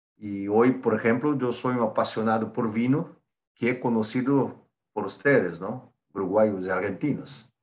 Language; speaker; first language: Spanish; non-native, fluent; Portuguese